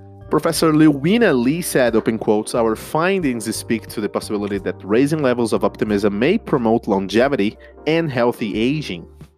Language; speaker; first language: English; non-native, fluent; Portuguese